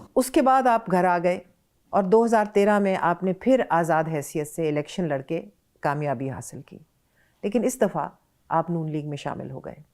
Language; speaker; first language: Urdu; native; Urdu